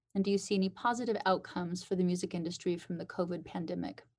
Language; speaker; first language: English; native; English